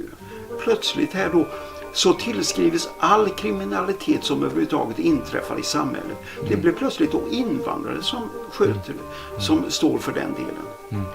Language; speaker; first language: Swedish; native; Swedish